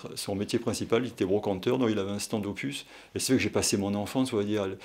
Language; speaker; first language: French; native; French